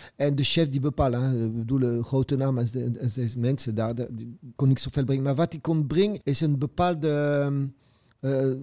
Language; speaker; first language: Dutch; non-native, fluent; French